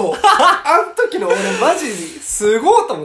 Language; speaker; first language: Japanese; native; Japanese